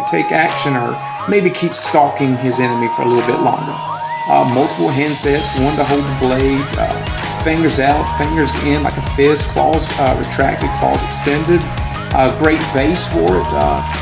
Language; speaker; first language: English; native; English